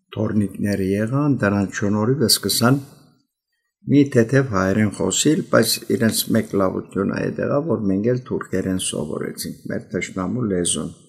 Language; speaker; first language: Armenian; early bilingual, heritage; Armenian